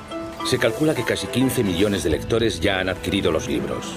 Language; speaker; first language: Spanish; native; Spanish